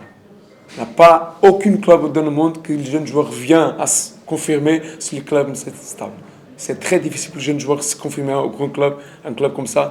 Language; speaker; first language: French; non-native, learner; Portuguese